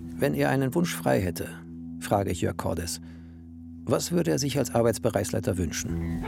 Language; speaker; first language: German; native; German